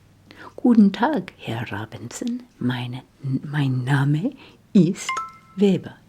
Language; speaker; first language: German; non-native, learner; English